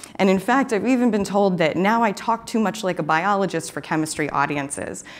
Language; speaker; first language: English; native; English